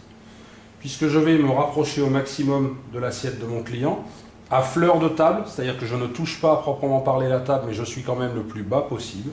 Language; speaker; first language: French; native; French